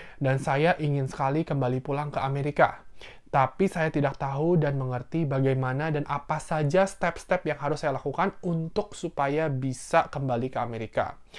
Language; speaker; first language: Indonesian; native; Indonesian